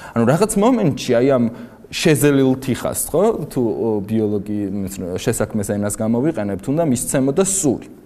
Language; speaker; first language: Georgian; native; Georgian